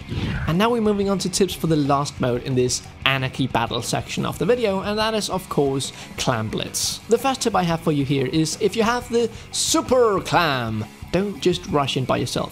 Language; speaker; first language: English; non-native, fluent; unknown